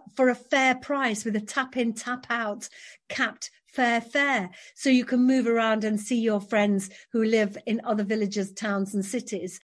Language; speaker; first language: English; native; English